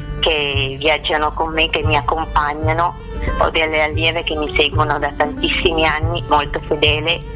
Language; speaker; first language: Italian; non-native, fluent; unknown